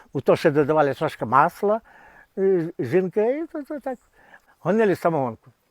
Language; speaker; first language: Ukrainian; native; Ukrainian